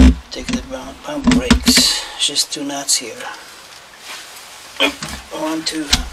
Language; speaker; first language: English; non-native, learner; Portuguese